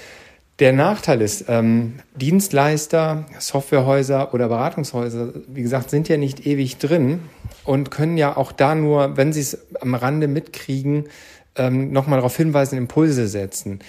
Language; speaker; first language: German; native; German